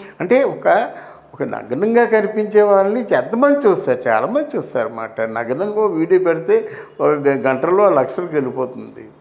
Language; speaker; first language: Telugu; native; Telugu